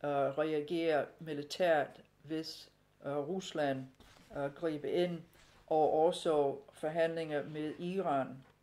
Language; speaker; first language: Danish; non-native, fluent; English